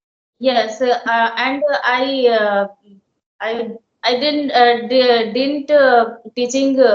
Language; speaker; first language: English; non-native, learner; Hindi